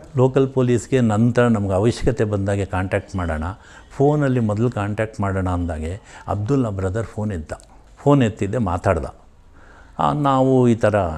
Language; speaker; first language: Kannada; native; Kannada